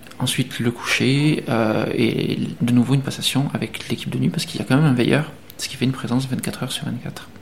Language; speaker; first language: French; native; French